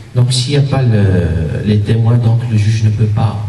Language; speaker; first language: French; non-native, local second language; Arabic